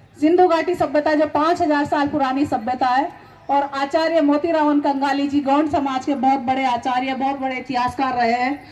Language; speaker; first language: Hindi; non-native, local second language; Rajasthani